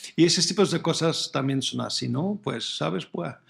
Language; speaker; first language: Spanish; non-native, fluent; French